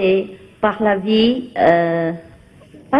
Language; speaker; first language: French; non-native, fluent; Vietnamese